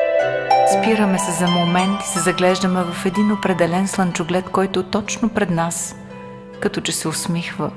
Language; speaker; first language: Bulgarian; native; Bulgarian